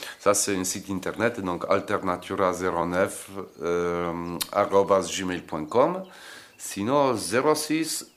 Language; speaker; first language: French; non-native, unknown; Polish